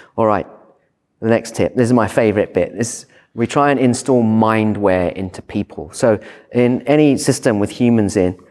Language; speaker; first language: English; native; English